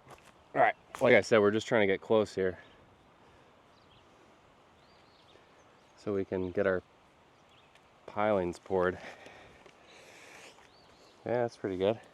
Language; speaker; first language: English; native; English